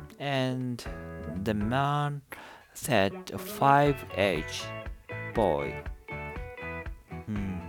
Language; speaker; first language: English; non-native, learner; Japanese